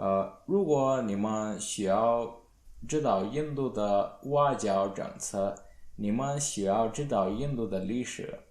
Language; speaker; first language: Chinese; non-native, learner; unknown